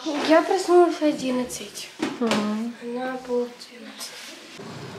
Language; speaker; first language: Russian; native; Russian